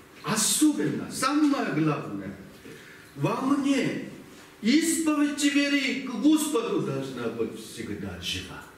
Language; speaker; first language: Russian; non-native, learner; Korean